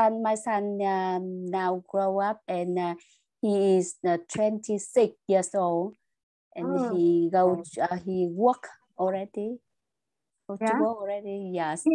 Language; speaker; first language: English; non-native, learner; Vietnamese